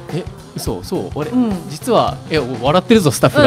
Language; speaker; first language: Japanese; native; Japanese